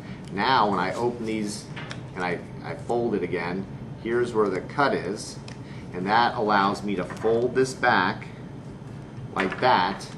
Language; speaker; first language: English; native; English